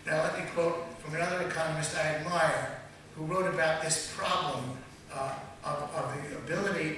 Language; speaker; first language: English; native; English